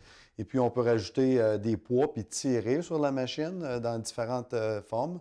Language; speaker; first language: French; native; French